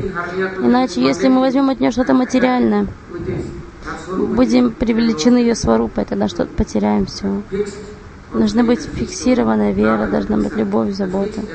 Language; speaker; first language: Russian; non-native, fluent; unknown